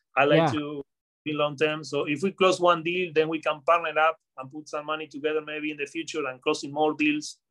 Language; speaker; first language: English; non-native, fluent; Spanish